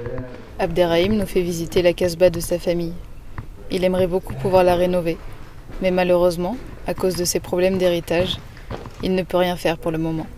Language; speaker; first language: French; native; French